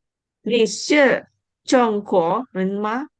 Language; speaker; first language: Chinese; non-native, learner; Indonesian